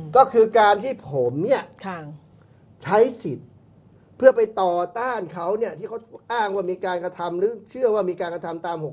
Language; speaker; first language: Thai; native; Thai